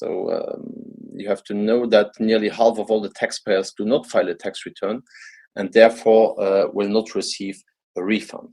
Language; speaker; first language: English; non-native, fluent; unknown